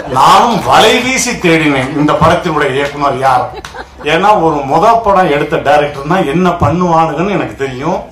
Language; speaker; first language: Tamil; native; Tamil